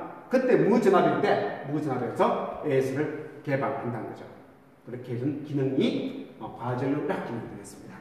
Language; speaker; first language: Korean; native; Korean